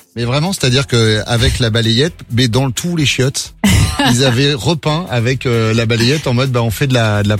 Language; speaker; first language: French; native; French